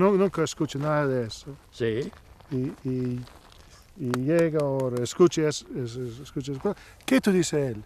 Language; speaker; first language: Spanish; non-native, learner; Italian